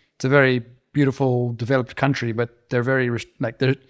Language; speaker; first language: English; native; English